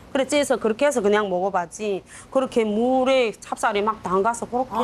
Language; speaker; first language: Korean; native; Korean